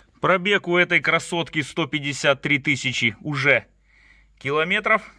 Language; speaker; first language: Russian; native; Russian